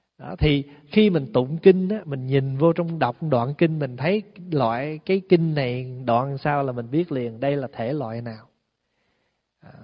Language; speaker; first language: Vietnamese; early bilingual, heritage; Vietnamese